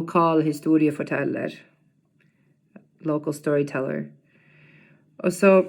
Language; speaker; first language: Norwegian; non-native, fluent; English